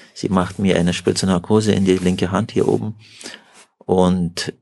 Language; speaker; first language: German; early bilingual, heritage; Russian